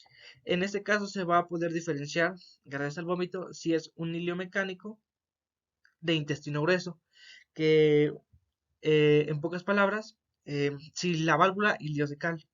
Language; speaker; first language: Spanish; native; Spanish